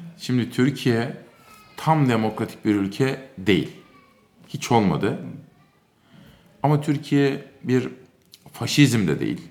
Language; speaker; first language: Turkish; native; Turkish